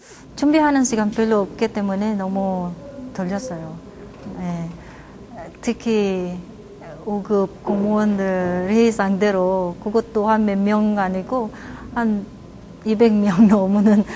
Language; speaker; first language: Korean; non-native, fluent; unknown